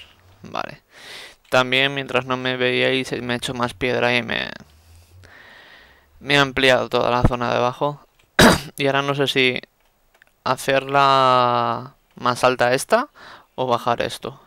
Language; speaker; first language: Spanish; native; Spanish